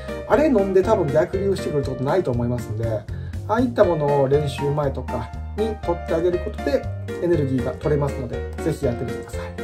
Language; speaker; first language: Japanese; native; Japanese